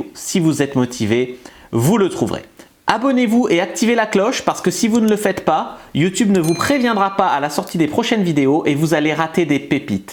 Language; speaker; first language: French; native; French